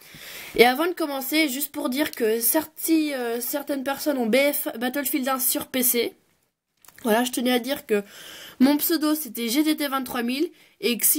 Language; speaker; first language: French; native; French